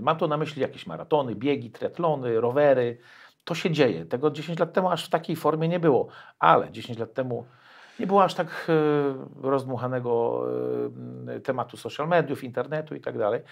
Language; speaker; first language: Polish; native; Polish